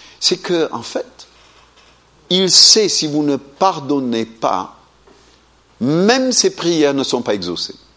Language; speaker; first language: French; non-native, fluent; Amharic